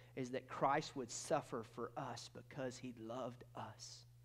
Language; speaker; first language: English; native; English